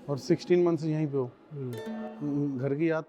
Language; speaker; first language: Hindi; native; Hindi